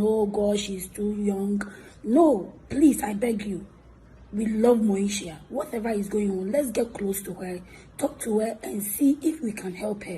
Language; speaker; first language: English; non-native, local second language; Akan